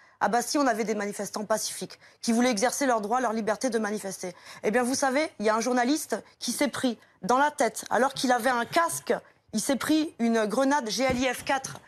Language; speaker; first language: French; native; French